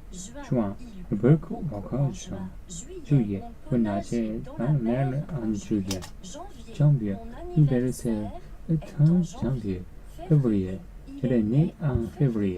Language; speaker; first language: French; non-native, learner; Japanese